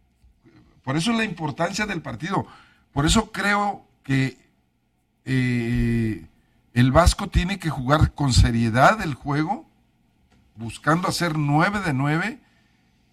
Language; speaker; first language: Spanish; native; Spanish